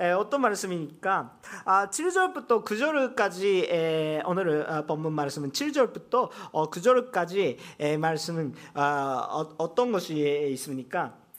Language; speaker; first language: Korean; non-native, fluent; Japanese